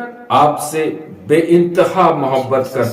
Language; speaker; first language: Hindi; native; Hindi